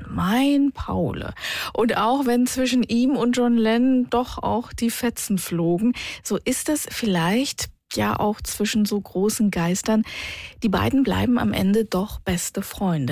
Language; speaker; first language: German; native; German